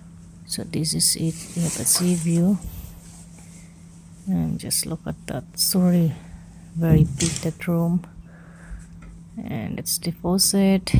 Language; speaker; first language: English; non-native, local second language; Filipino